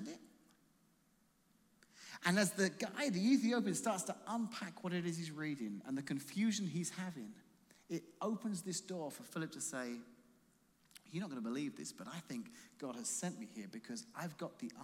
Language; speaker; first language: English; native; English